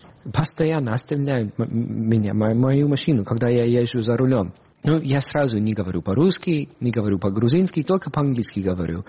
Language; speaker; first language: Russian; non-native, fluent; English